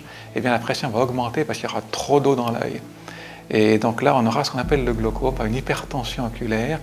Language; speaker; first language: French; native; French